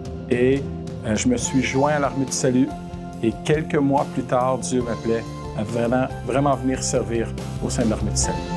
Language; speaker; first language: French; native; French